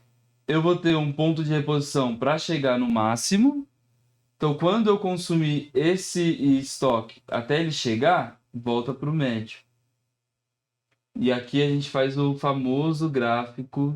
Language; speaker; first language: Portuguese; native; Portuguese